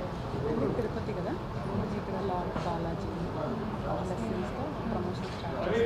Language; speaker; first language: Telugu; non-native, fluent; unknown